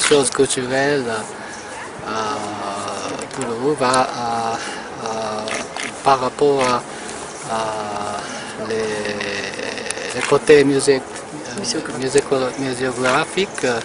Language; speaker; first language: French; non-native, fluent; Japanese